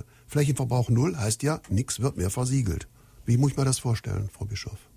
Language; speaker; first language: German; native; German